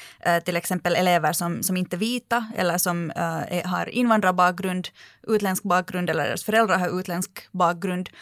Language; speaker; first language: Swedish; native; Swedish